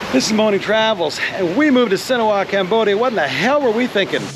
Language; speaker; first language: English; native; English